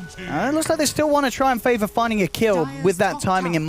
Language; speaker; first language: English; native; English